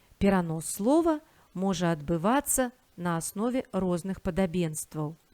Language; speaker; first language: Belarusian; native; Belarusian